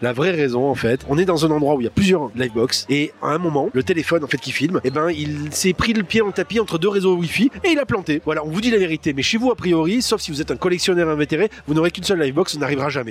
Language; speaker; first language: French; native; French